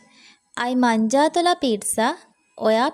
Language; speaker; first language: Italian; non-native, fluent; Sinhala